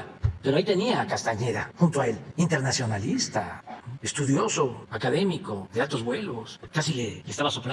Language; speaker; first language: Spanish; native; Spanish